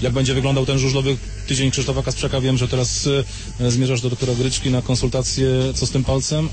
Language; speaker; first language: Polish; native; Polish